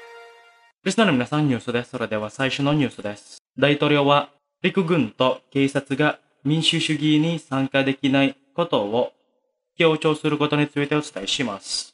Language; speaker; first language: Japanese; non-native, fluent; Indonesian